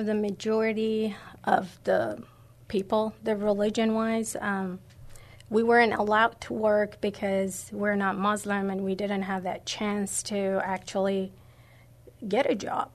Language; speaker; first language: English; non-native, fluent; Persian